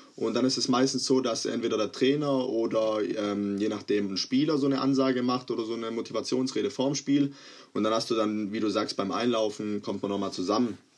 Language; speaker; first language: German; early bilingual, other home language; Croatian